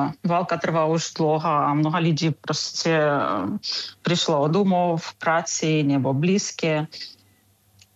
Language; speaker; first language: Czech; non-native, fluent; Ukrainian